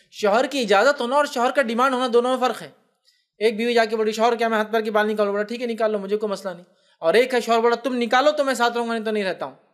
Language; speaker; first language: Urdu; native; Urdu